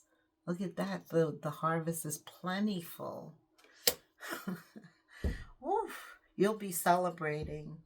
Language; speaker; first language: English; native; English